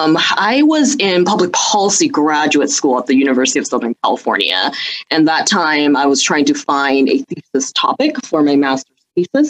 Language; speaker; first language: English; early bilingual, other home language; Cantonese